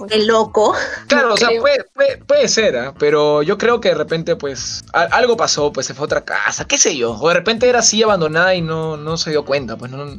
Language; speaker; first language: Spanish; native; Spanish